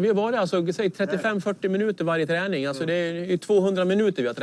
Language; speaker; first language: Swedish; native; Swedish